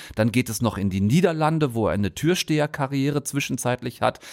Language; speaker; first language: German; native; German